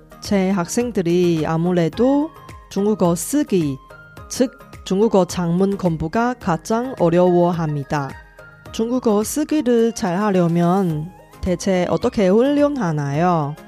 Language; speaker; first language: Korean; non-native, fluent; Chinese